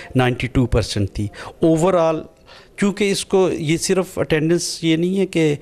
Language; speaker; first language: Urdu; non-native, local second language; Punjabi